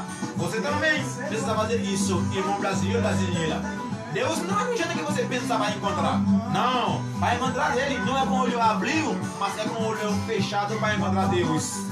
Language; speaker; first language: Portuguese; non-native, learner; Haitian Creole